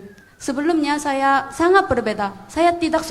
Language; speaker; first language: Indonesian; non-native, fluent; Korean